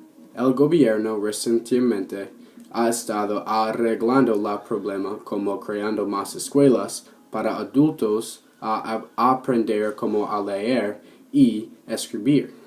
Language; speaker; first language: Spanish; non-native, learner; English